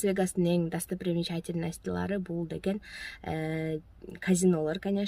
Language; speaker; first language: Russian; non-native, local second language; Kyrgyz